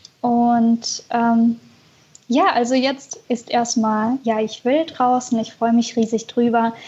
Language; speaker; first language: German; early bilingual, other home language; Russian